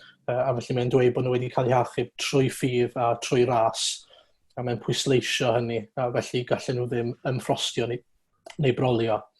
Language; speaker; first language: Welsh; native; Welsh